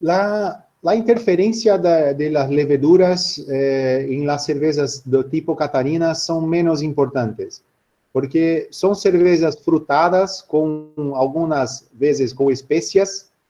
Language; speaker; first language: Spanish; non-native, learner; Portuguese